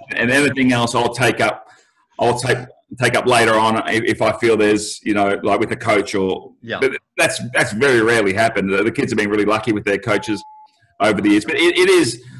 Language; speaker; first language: English; native; English